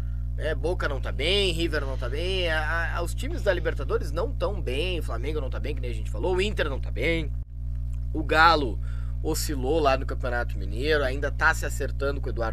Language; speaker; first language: Portuguese; native; Portuguese